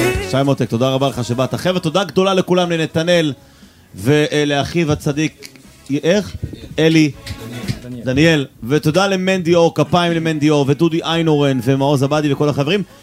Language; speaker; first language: Hebrew; native; Hebrew